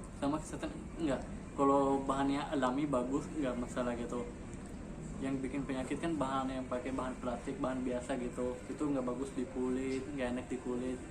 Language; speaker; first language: Indonesian; non-native, fluent; Urdu